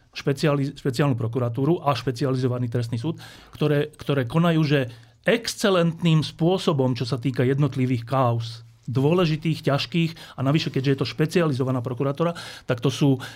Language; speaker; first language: Slovak; native; Slovak